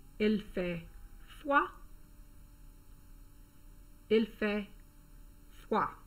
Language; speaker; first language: French; non-native, fluent; English